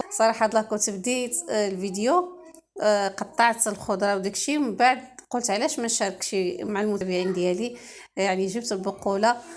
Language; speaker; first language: Arabic; native; Arabic